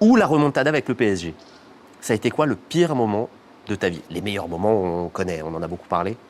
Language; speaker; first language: French; native; French